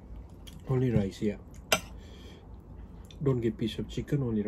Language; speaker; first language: English; non-native, local second language; Hindi